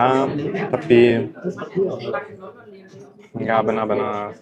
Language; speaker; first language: Indonesian; non-native, learner; German